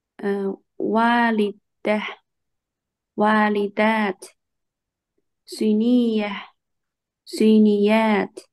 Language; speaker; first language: Arabic; non-native, learner; Chinese